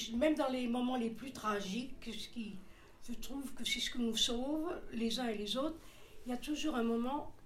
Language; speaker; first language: French; native; French